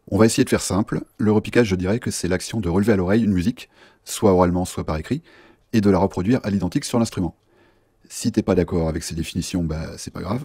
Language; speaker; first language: French; native; French